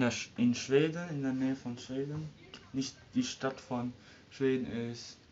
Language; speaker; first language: German; early bilingual, other home language; Serbian